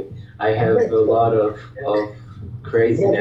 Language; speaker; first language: English; non-native, learner; Portuguese